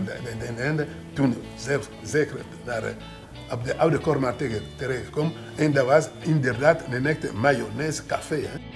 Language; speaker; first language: Dutch; non-native, learner; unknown